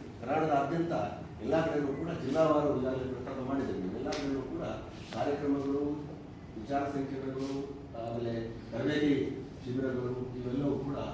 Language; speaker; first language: Kannada; non-native, local second language; Lambadi